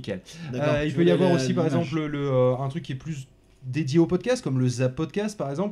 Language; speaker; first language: French; native; French